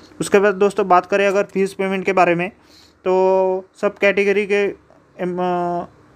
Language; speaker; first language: Hindi; non-native, local second language; Marathi